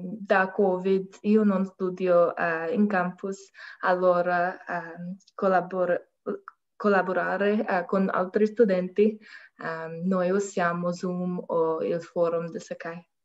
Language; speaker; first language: Italian; non-native, learner; English